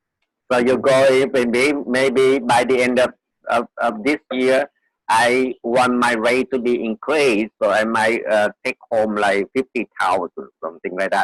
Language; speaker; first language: English; non-native, fluent; Vietnamese